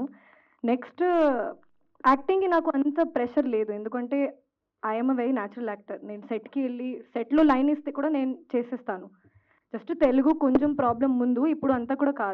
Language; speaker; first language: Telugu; non-native, fluent; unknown